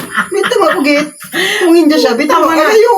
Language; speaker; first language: Filipino; non-native, local second language; Bikol